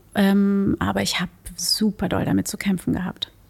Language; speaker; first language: German; early bilingual, other home language; Portuguese